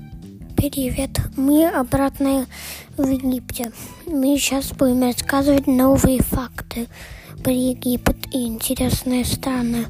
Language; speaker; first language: Russian; early bilingual, heritage; Russian